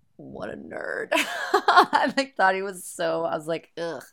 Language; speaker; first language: English; early bilingual, other home language; German